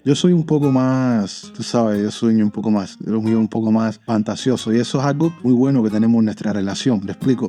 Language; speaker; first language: Spanish; native; Spanish